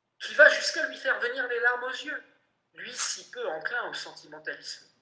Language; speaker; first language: French; native; French